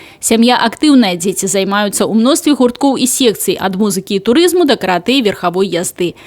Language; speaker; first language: Belarusian; native; Belarusian